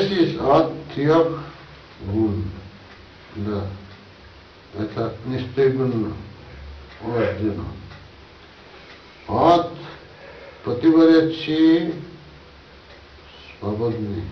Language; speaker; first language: Russian; non-native, learner; Bangla